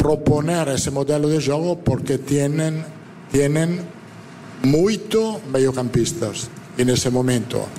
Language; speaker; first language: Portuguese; non-native, learner; Italian